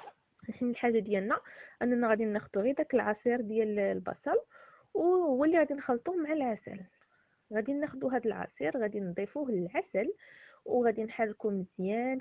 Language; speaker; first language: Arabic; native; Arabic